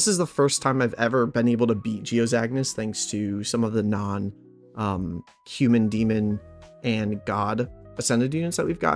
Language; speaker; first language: English; native; English